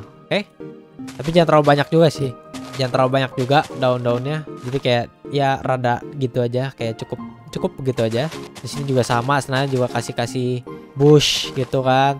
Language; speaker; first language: Indonesian; native; Indonesian